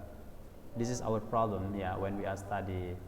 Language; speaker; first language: English; non-native, learner; Indonesian